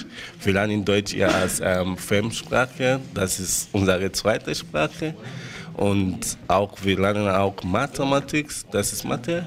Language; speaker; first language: German; non-native, learner; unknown